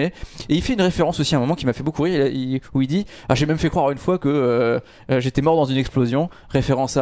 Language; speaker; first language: French; native; French